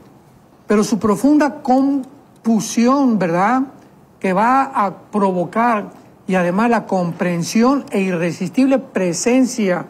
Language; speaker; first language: Spanish; native; Spanish